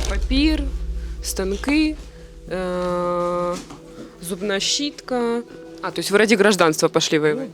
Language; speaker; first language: Ukrainian; native; Ukrainian